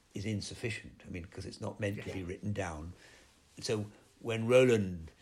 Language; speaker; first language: English; native; English